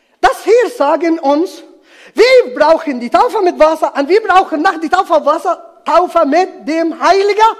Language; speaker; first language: German; non-native, learner; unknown